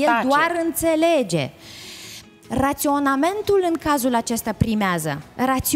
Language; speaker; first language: Romanian; native; Romanian